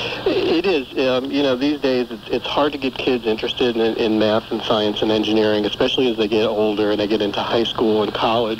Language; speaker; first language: English; native; English